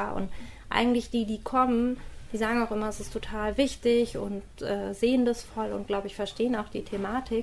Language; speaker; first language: German; native; German